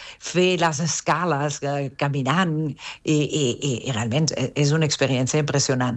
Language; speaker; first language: Catalan; non-native, fluent; Italian